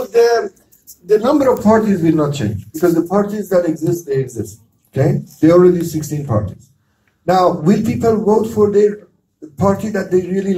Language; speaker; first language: English; non-native, fluent; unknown